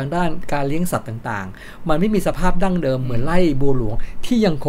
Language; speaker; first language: Thai; native; Thai